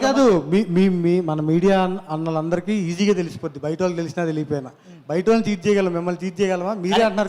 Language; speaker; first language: Telugu; native; Telugu